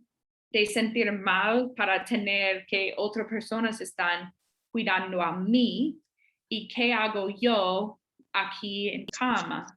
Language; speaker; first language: Spanish; non-native, fluent; English